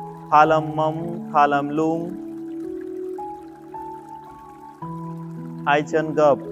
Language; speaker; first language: Vietnamese; non-native, learner; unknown